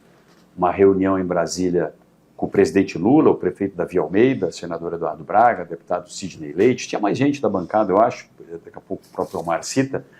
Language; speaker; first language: Portuguese; native; Portuguese